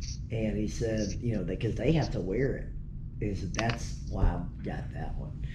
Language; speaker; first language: English; native; English